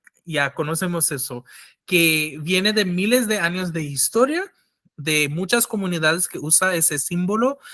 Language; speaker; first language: Spanish; non-native, fluent; English